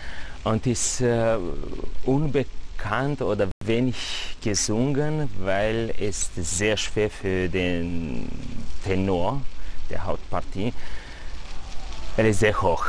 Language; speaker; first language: German; non-native, learner; Romanian